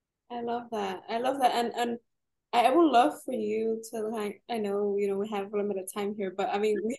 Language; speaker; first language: English; early bilingual, other home language; Spanish